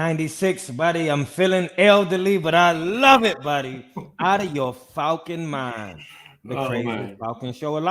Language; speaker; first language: English; native; English